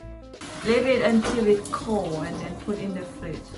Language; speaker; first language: English; non-native, learner; Thai